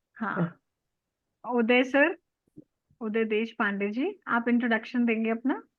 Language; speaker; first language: Hindi; native; Hindi